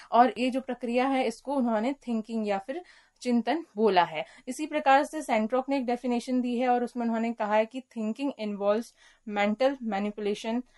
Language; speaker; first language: Hindi; native; Hindi